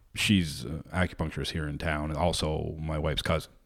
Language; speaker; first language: English; native; English